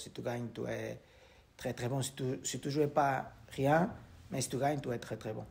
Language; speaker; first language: French; non-native, learner; Portuguese